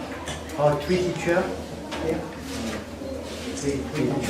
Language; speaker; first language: English; non-native, learner; French